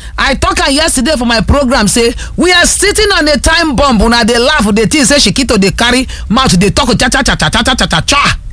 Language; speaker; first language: Nigerian Pidgin; non-native, local second language; Yoruba